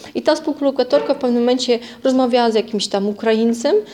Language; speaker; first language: Polish; non-native, fluent; Russian